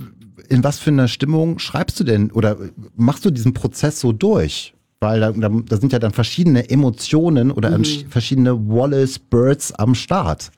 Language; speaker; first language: German; native; German